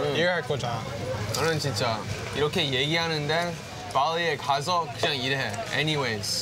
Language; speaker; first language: Korean; early bilingual, heritage; English